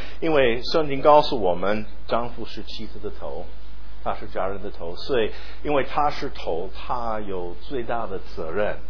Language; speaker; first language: Chinese; non-native, fluent; English